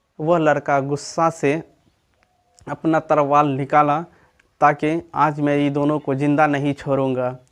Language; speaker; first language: Hindi; native; Hindi